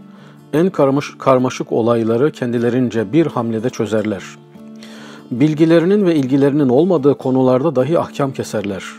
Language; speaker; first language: Turkish; native; Turkish